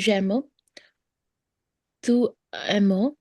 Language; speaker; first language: French; non-native, learner; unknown